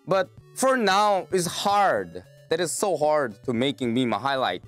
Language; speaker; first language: English; non-native, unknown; Korean